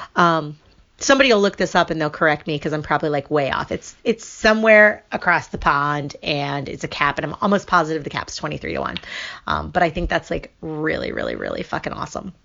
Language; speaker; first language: English; native; English